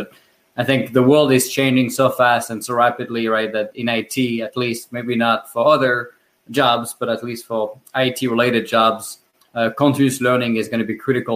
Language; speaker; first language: English; non-native, fluent; French